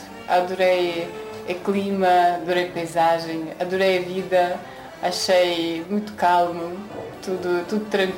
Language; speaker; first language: Portuguese; non-native, fluent; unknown